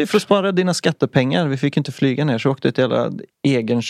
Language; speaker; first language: Swedish; native; Swedish